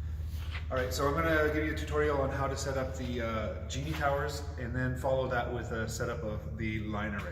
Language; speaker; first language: English; native; English